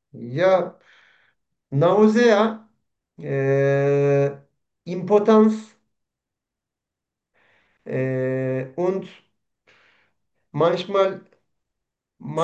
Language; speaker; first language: German; non-native, learner; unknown